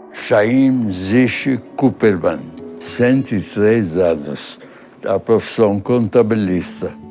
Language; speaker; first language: Portuguese; early bilingual, other home language; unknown